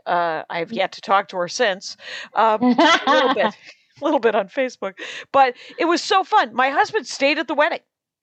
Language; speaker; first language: English; native; English